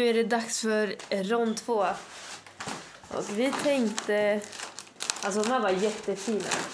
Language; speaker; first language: Swedish; native; Swedish